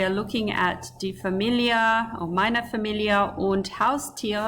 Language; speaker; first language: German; non-native, fluent; English